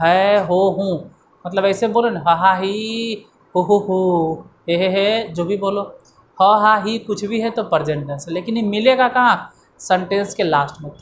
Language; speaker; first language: Hindi; native; Hindi